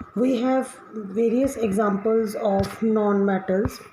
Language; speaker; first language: English; non-native, local second language; Punjabi